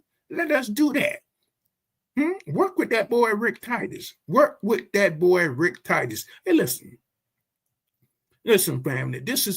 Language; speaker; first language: English; native; English